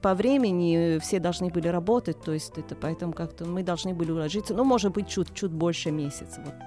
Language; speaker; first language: Russian; non-native, fluent; Italian